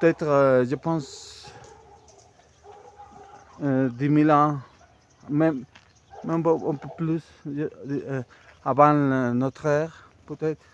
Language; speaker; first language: French; non-native, fluent; Spanish